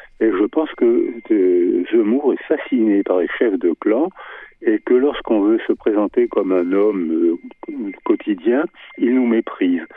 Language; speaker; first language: French; native; French